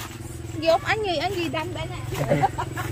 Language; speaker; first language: Vietnamese; non-native, learner; Thai